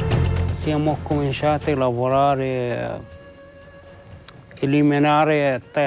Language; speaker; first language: Italian; non-native, learner; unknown